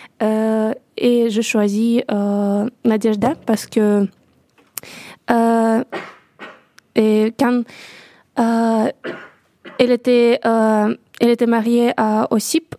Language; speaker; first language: French; non-native, learner; Russian